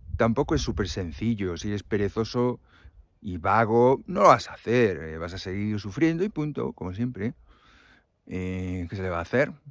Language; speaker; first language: Spanish; native; Spanish